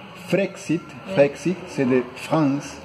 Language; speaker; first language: French; non-native, fluent; Spanish